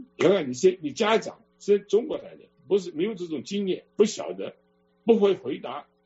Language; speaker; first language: Chinese; non-native, local second language; Cantonese